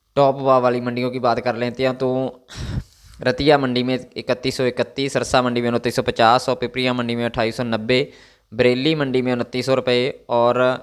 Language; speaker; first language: Hindi; non-native, local second language; Punjabi